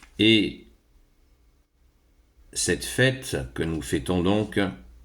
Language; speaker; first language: French; native; French